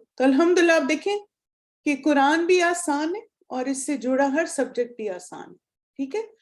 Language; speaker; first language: Urdu; native; Urdu